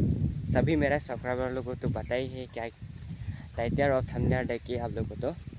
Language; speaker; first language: Hindi; non-native, local second language; Karbi